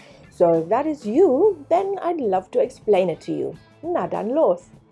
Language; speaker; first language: English; native; English